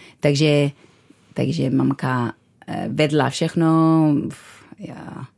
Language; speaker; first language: Czech; non-native, fluent; Spanish